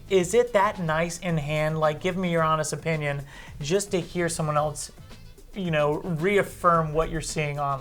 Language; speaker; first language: English; native; English